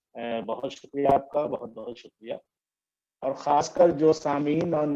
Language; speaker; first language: Urdu; native; Urdu